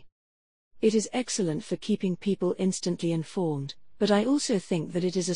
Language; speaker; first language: English; native; English